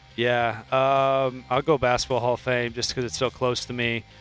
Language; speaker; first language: English; native; English